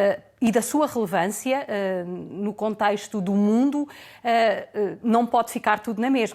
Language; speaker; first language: Portuguese; native; Portuguese